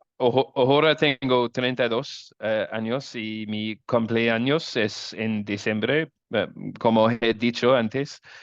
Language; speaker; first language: Spanish; non-native, learner; English